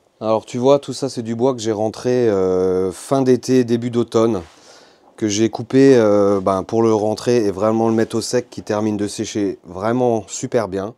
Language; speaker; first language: French; native; French